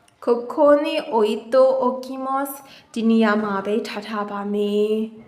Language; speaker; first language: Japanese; non-native, fluent; Burmese